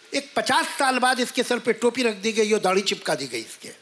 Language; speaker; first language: Hindi; native; Hindi